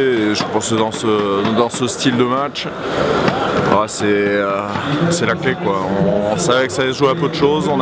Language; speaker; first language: French; native; French